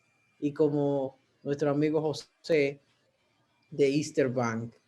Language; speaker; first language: Spanish; native; Spanish